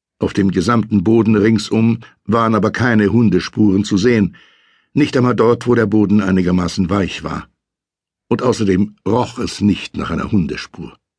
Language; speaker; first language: German; native; German